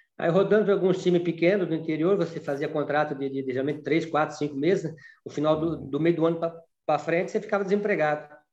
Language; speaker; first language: Portuguese; native; Portuguese